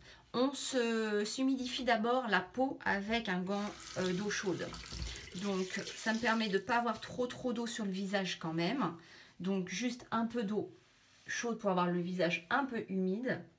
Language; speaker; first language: French; native; French